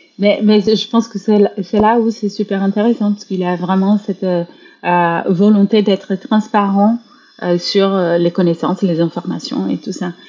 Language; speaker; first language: French; non-native, fluent; Portuguese